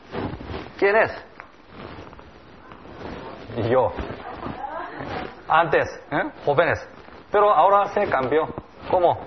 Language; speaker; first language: Spanish; non-native, learner; Korean